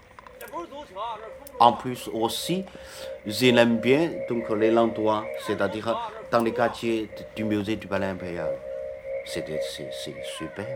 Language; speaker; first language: French; non-native, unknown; Chinese